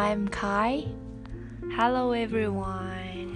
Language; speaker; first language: English; non-native, fluent; Japanese